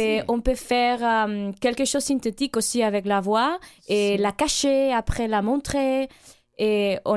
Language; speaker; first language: French; non-native, fluent; Catalan